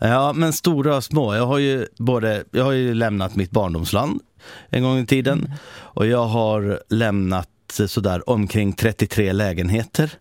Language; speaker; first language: Swedish; native; Swedish